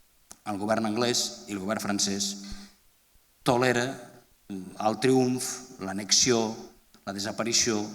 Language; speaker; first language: Catalan; native; Catalan